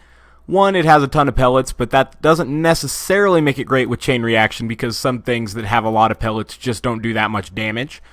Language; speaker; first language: English; native; English